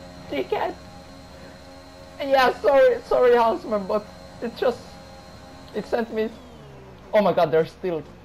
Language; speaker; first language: English; non-native, fluent; Finnish